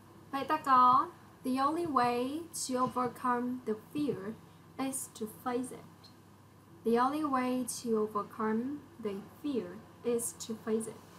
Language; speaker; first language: English; non-native, fluent; Vietnamese